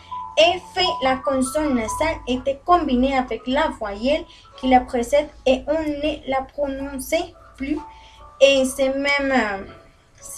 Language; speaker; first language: French; non-native, learner; Spanish